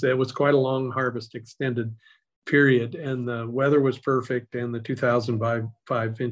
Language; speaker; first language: English; native; English